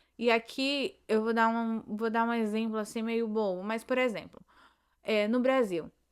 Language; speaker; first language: Portuguese; native; Portuguese